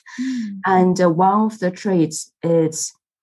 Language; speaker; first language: English; non-native, fluent; Chinese